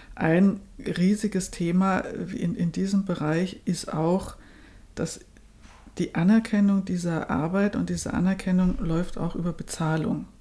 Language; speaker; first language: German; native; German